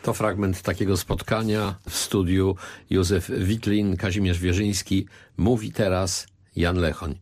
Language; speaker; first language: Polish; native; Polish